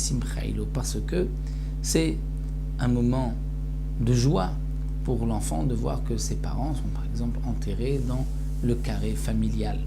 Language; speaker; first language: French; native; French